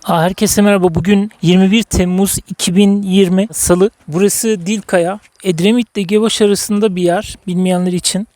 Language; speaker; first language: Turkish; native; Turkish